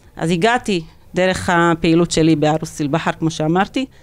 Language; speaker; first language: Hebrew; non-native, local second language; Arabic